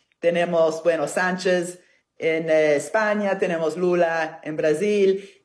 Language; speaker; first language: Spanish; non-native, fluent; Italian